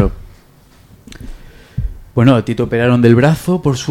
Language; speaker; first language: Spanish; native; Spanish